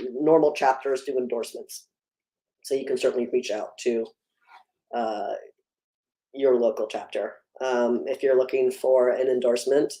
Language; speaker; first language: English; native; English